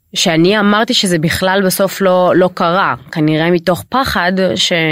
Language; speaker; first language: Hebrew; early bilingual, other home language; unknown